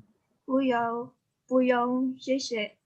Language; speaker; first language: Chinese; non-native, learner; Indonesian